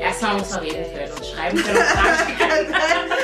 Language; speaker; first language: German; native; German